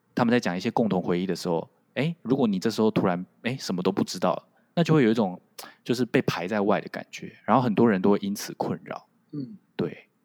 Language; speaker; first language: Chinese; non-native, local second language; Min Nan Chinese